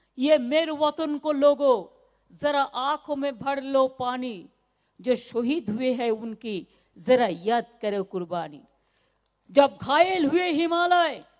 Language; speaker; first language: Hindi; non-native, local second language; Bangla